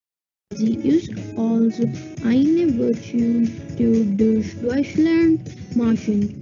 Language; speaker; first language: German; non-native, learner; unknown